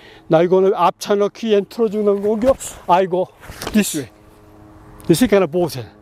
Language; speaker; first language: English; non-native, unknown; Korean